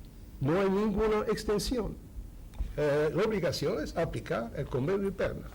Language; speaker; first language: Spanish; non-native, fluent; Hungarian